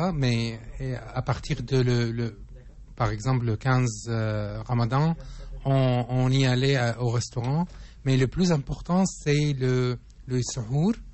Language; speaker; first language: French; non-native, learner; Arabic